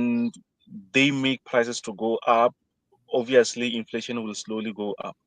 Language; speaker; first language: English; non-native, fluent; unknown